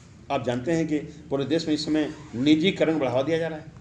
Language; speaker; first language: Hindi; native; Hindi